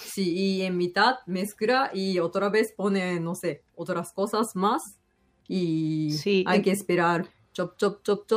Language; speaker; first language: Spanish; non-native, learner; Japanese